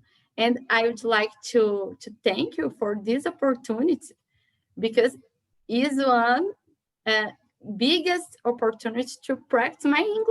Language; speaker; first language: English; non-native, learner; Portuguese